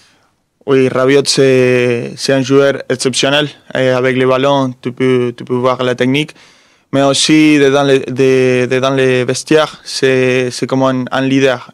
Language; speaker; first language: French; non-native, fluent; Spanish